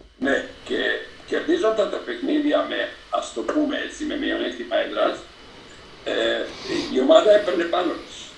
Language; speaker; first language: Greek; non-native, fluent; Serbian